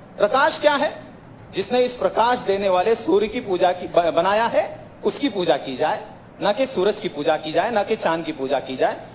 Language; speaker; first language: Hindi; native; Hindi